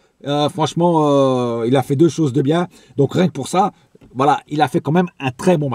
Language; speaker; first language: French; native; French